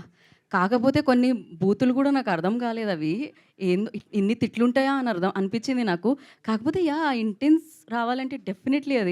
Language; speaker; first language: Telugu; native; Telugu